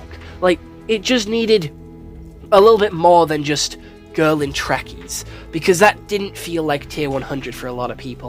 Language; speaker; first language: English; native; English